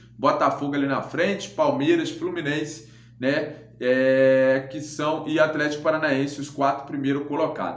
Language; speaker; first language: Portuguese; native; Portuguese